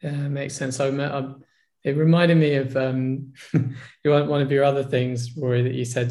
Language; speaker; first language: English; native; English